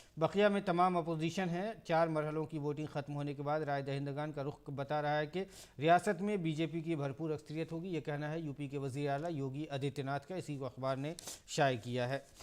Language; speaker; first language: Urdu; native; Urdu